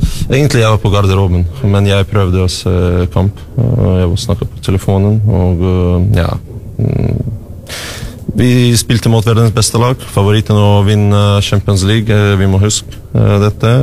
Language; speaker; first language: Norwegian; non-native, learner; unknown